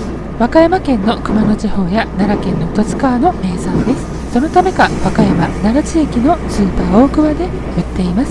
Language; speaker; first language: Japanese; native; Japanese